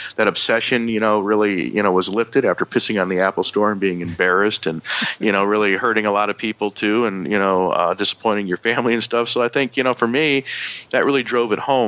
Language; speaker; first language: English; native; English